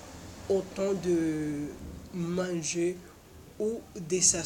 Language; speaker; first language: French; non-native, learner; Spanish